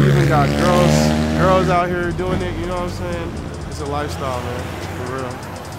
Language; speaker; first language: English; native; English